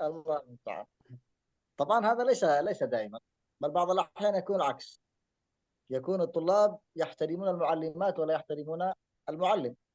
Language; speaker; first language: Arabic; native; Arabic